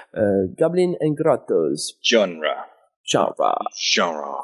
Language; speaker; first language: English; non-native, fluent; French